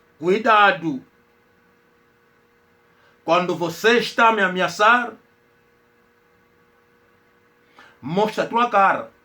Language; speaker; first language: Portuguese; non-native, local second language; Kongo